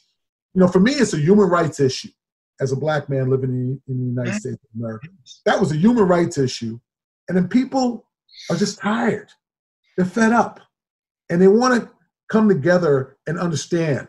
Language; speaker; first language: English; native; English